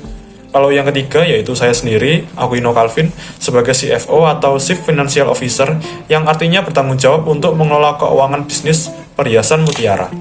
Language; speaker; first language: Indonesian; native; Indonesian